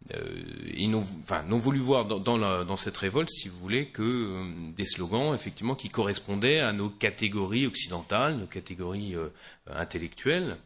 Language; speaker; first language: French; native; French